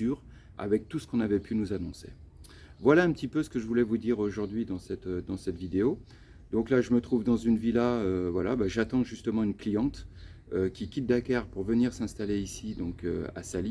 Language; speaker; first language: French; native; French